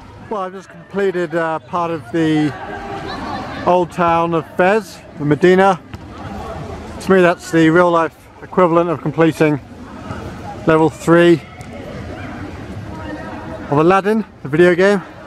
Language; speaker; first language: English; native; English